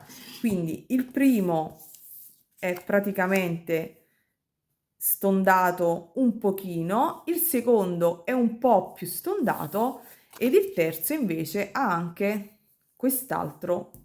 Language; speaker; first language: Italian; native; Italian